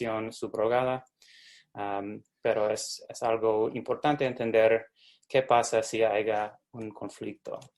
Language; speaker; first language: Spanish; non-native, fluent; English